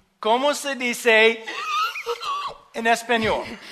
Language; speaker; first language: Spanish; non-native, learner; English